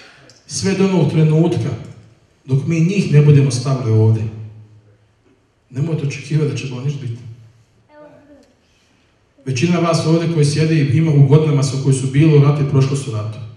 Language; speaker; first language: Bosnian; native; Bosnian